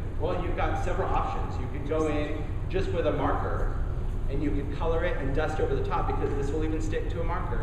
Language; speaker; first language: English; native; English